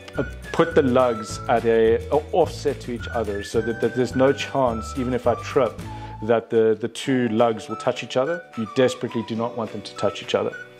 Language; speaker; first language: English; native; English